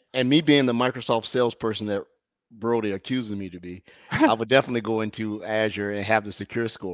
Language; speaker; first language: English; native; English